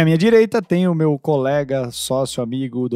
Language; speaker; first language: Portuguese; native; Portuguese